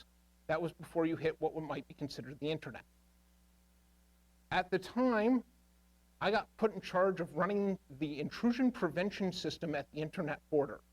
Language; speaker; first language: English; native; English